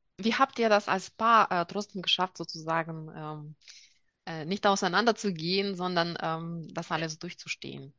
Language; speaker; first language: German; non-native, fluent; Russian